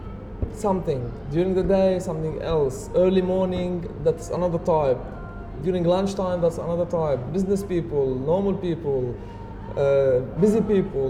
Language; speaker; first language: English; non-native, fluent; Arabic